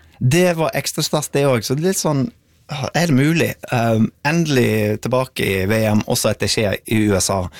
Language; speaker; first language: Norwegian; non-native, fluent; English